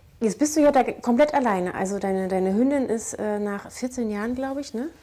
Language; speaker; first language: German; native; German